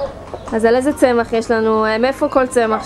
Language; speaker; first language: Hebrew; native; Hebrew